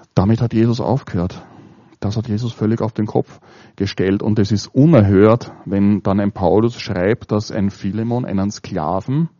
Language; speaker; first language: German; native; German